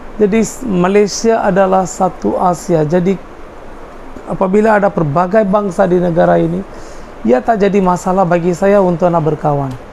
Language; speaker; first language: Malay; non-native, local second language; Tamil